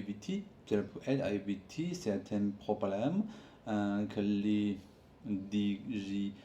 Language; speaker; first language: French; non-native, learner; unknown